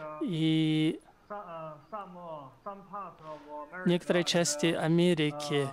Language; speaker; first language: Russian; non-native, fluent; Chinese